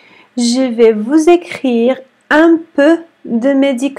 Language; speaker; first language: French; non-native, fluent; Arabic